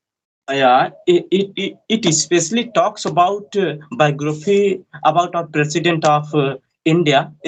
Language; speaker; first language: English; non-native, learner; Hindi